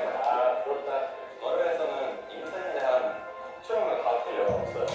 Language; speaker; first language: Korean; non-native, fluent; Norwegian